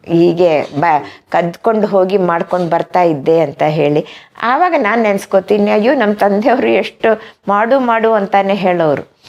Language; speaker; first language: Kannada; native; Kannada